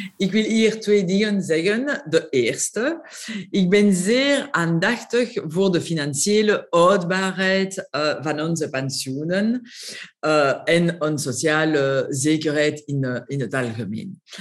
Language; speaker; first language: Dutch; non-native, local second language; French